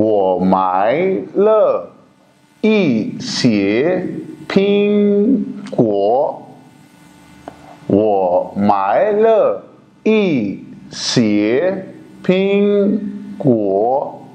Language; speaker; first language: Chinese; non-native, learner; Urdu